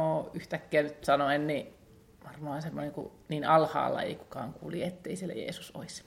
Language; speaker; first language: Finnish; native; Finnish